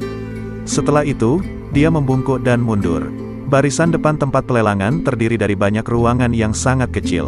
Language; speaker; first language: Indonesian; native; Indonesian